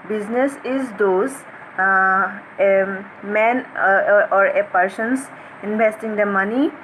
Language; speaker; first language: English; non-native, local second language; Assamese